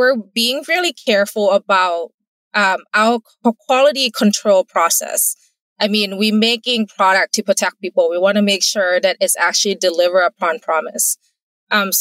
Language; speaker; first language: English; non-native, fluent; Thai